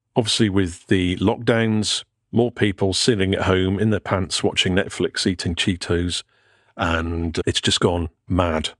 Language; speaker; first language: English; native; English